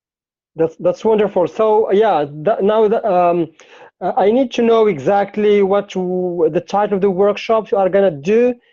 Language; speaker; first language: English; non-native, fluent; Arabic